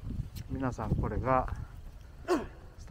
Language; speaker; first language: Japanese; non-native, learner; Indonesian